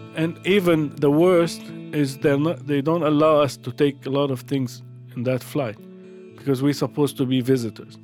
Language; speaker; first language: English; non-native, fluent; Arabic